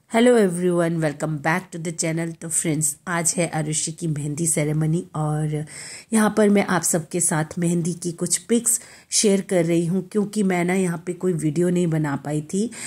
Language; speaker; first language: Hindi; native; Hindi